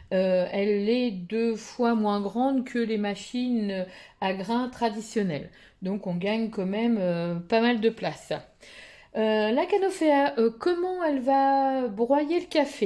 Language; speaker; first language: French; native; French